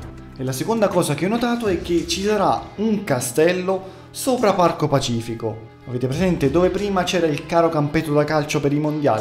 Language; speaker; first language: Italian; native; Italian